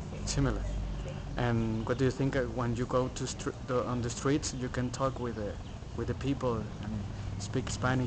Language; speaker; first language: English; non-native, learner; Spanish